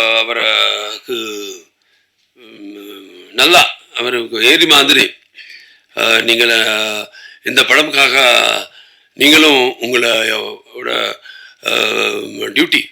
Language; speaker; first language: Tamil; non-native, local second language; Telugu